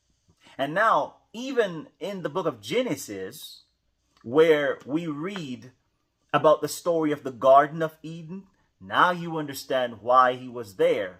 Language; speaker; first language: English; native; English